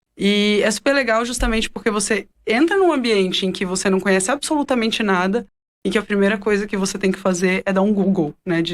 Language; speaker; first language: Portuguese; native; Portuguese